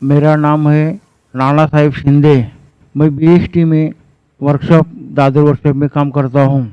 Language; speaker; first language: Hindi; non-native, local second language; Marathi